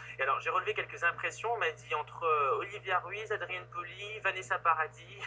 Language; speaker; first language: French; native; French